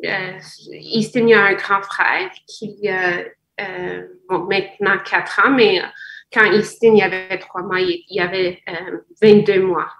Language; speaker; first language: French; non-native, fluent; English